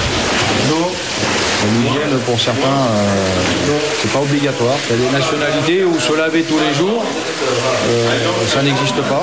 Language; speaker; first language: French; native; French